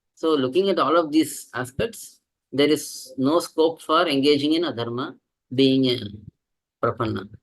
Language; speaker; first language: English; non-native, local second language; Tamil